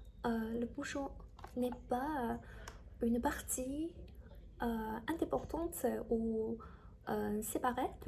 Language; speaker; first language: French; non-native, learner; Chinese